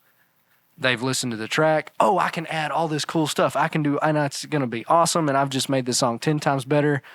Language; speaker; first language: English; native; English